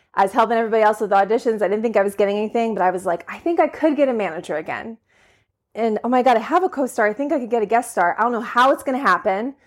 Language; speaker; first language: English; native; English